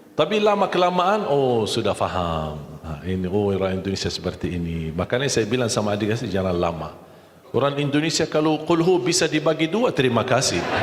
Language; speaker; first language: Indonesian; non-native, fluent; Arabic